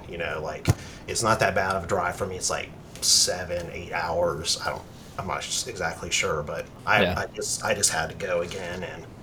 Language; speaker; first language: English; native; English